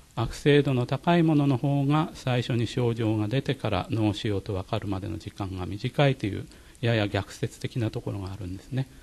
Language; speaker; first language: Japanese; native; Japanese